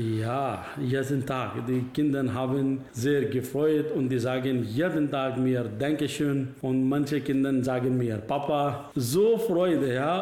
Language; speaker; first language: German; non-native, learner; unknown